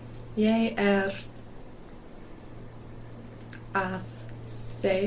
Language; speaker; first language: Icelandic; non-native, learner; English